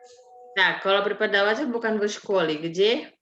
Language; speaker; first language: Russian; non-native, learner; Indonesian